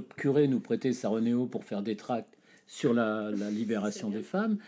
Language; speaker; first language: French; native; French